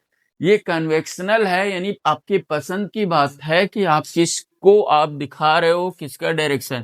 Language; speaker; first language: Hindi; native; Hindi